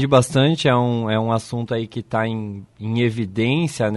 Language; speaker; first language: Portuguese; native; Portuguese